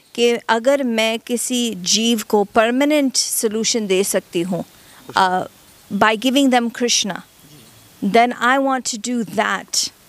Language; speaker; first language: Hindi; non-native, fluent; English